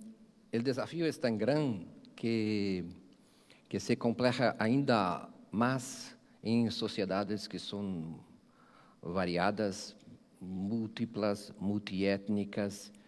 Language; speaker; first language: Spanish; non-native, fluent; Portuguese